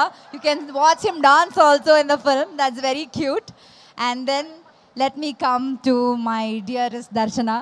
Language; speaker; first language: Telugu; non-native, fluent; Malayalam